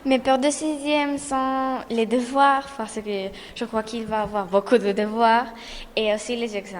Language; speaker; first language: French; non-native, fluent; Spanish